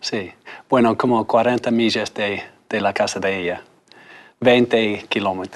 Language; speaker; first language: Spanish; non-native, fluent; English